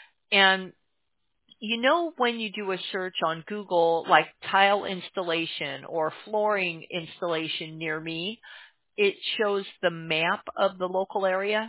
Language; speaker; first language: English; native; English